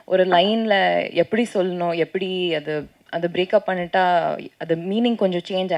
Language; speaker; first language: Tamil; non-native, local second language; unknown